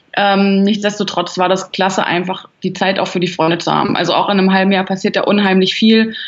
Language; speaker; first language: German; native; German